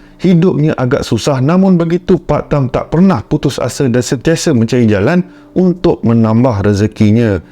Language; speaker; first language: Malay; native; Malay